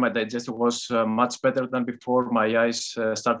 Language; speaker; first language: English; non-native, fluent; Greek